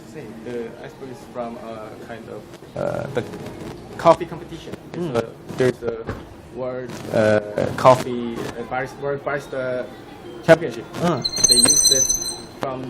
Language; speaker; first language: English; non-native, fluent; Korean